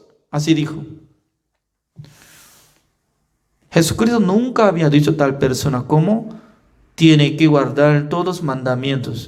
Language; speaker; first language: Spanish; non-native, fluent; Korean